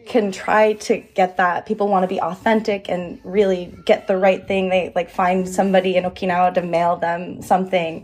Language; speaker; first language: English; early bilingual, other home language; Japanese